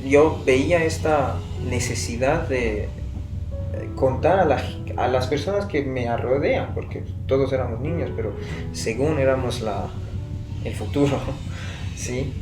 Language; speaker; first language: Spanish; non-native, fluent; Persian